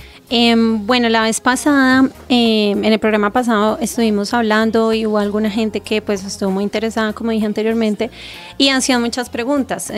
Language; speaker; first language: Spanish; native; Spanish